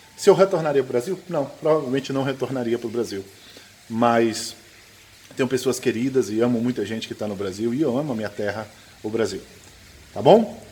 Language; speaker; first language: Portuguese; native; Portuguese